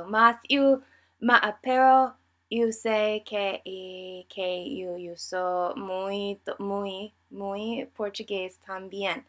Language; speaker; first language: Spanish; non-native, learner; English